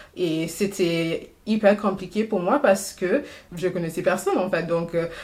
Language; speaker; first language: French; non-native, fluent; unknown